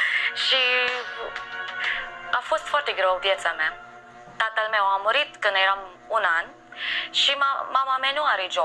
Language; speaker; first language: Romanian; non-native, learner; Filipino